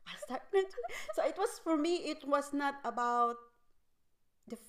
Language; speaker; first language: English; non-native, local second language; Filipino